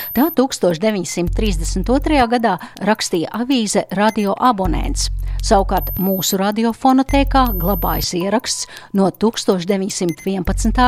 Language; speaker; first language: Latvian; native; Latvian